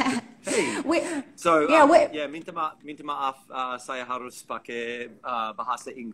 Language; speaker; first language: Indonesian; non-native, learner; English